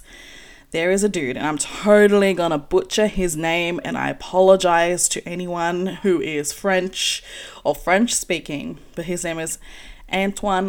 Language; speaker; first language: English; native; English